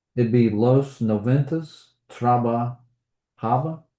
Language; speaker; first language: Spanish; non-native, learner; English